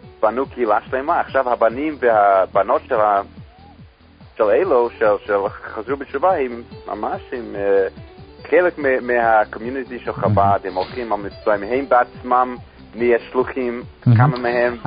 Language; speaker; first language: Hebrew; non-native, fluent; English